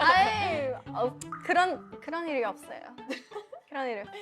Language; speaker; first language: Korean; non-native, learner; Thai